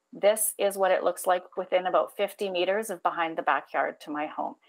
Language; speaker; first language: English; native; English